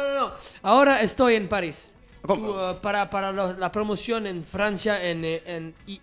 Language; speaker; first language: Spanish; non-native, learner; French